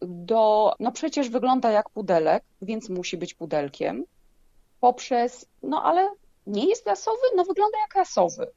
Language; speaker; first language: Polish; native; Polish